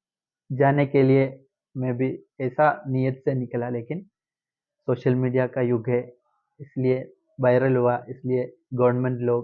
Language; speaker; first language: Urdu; non-native, local second language; Malayalam